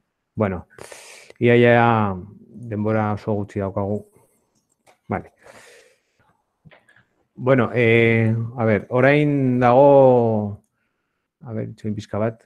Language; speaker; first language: Basque; non-native, local second language; Spanish